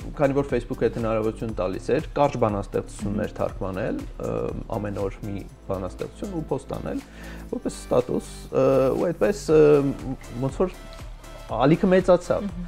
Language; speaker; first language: Armenian; early bilingual, heritage; Armenian